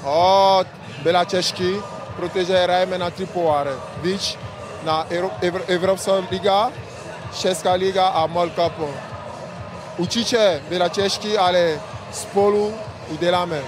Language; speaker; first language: Czech; non-native, learner; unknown